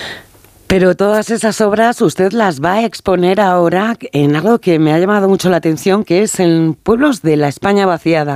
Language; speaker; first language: Spanish; native; Spanish